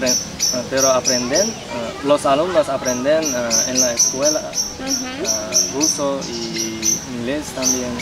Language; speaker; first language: Spanish; non-native, learner; Uzbek